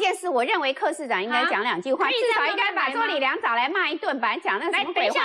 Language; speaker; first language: Chinese; native; Chinese